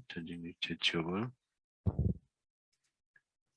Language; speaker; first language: Korean; native; Korean